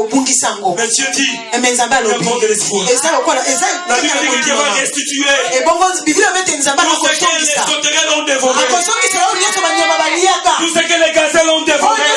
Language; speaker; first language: French; non-native, local second language; Lingala